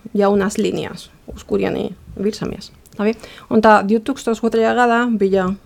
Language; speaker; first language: Latvian; non-native, fluent; Spanish